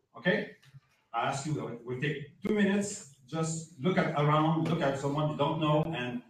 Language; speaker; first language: English; non-native, fluent; French